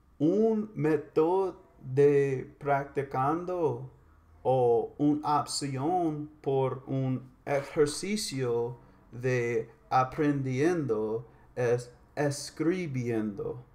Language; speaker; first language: Spanish; non-native, learner; English